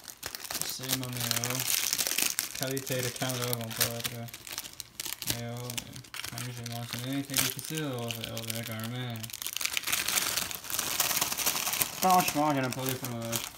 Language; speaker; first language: French; non-native, learner; English